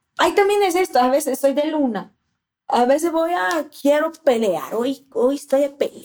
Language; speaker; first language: Spanish; non-native, fluent; Portuguese